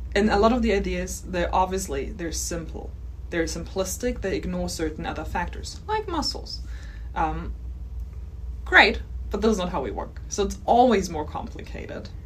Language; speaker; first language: English; non-native, fluent; German